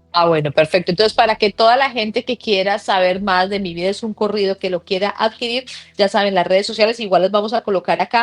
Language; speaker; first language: Spanish; native; Spanish